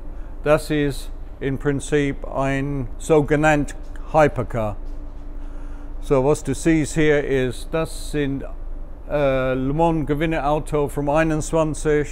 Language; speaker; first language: German; non-native, fluent; English